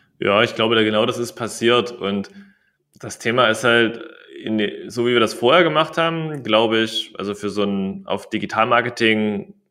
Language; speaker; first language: German; native; German